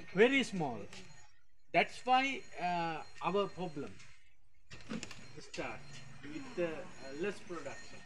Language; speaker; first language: English; non-native, fluent; Sinhala